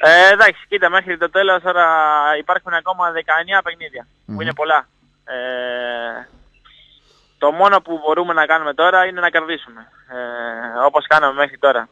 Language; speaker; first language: Greek; non-native, fluent; Italian